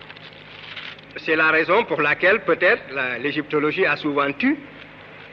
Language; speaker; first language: French; non-native, local second language; Wolof